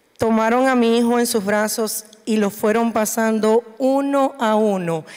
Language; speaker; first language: Spanish; native; Spanish